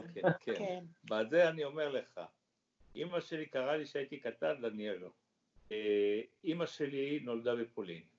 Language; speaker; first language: Hebrew; early bilingual, other home language; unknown